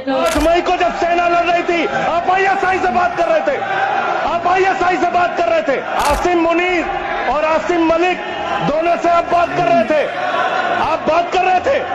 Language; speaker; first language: Hindi; native; Hindi